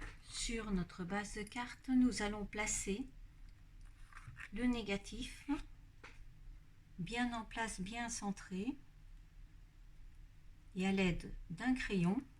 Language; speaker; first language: French; native; French